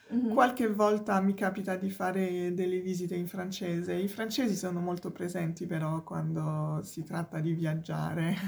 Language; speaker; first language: Italian; non-native, fluent; French